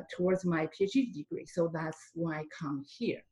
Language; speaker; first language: English; non-native, fluent; Chinese